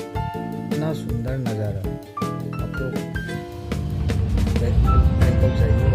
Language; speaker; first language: Hindi; non-native, local second language; Assamese